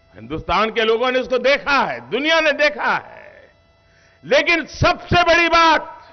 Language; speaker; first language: Hindi; non-native, local second language; Gujarati